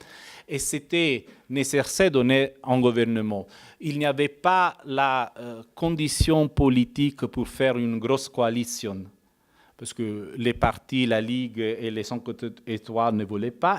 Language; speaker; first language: French; non-native, fluent; Italian